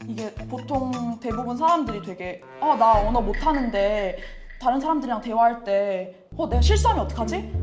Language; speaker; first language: Korean; native; Korean